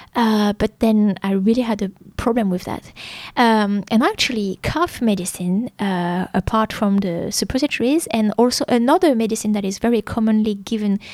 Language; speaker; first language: English; non-native, fluent; French